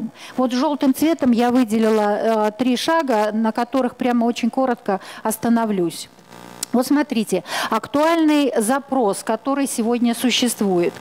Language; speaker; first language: Russian; native; Russian